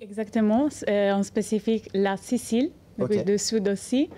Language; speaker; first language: French; non-native, learner; Italian